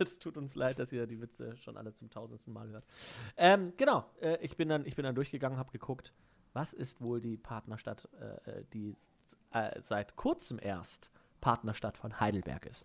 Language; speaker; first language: German; native; German